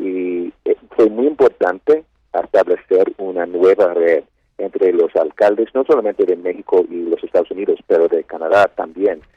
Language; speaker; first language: Spanish; early bilingual, heritage; Spanish